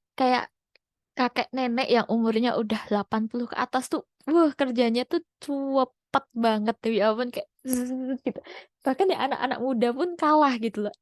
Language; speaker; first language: Indonesian; native; Indonesian